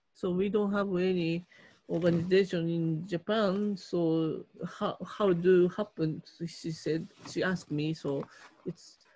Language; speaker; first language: English; non-native, learner; Japanese